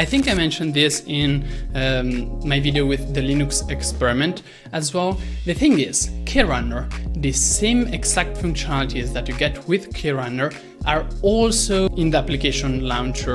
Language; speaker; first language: English; non-native, fluent; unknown